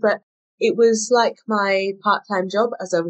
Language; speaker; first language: English; native; English